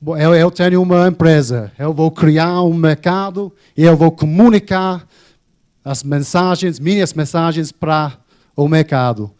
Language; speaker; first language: Portuguese; non-native, fluent; English